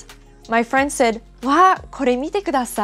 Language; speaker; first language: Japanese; non-native, fluent; English